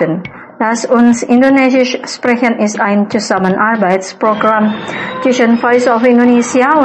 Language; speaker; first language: German; non-native, fluent; Indonesian